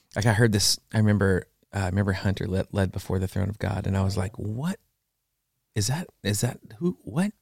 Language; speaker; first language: English; native; English